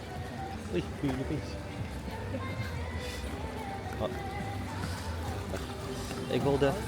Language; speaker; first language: Dutch; early bilingual, other home language; Filipino